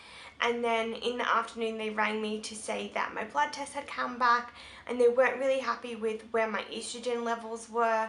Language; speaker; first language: English; native; English